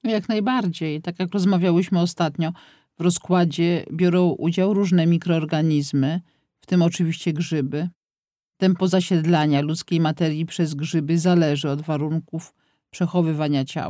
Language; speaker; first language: Polish; native; Polish